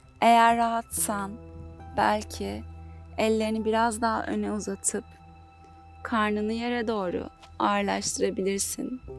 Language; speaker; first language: Turkish; native; Turkish